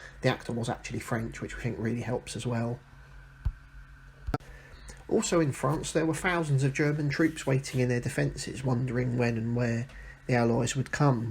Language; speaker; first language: English; native; English